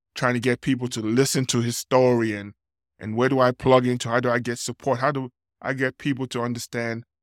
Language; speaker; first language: English; non-native, local second language; Yoruba